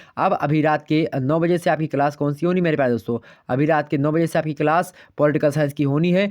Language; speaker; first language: Hindi; native; Hindi